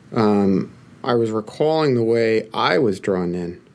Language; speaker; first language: English; native; English